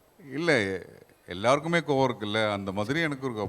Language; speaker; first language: Tamil; non-native, learner; Malayalam